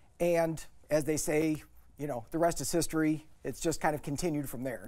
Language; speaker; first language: English; native; English